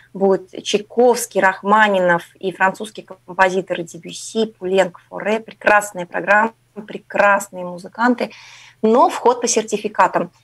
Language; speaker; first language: Russian; native; Russian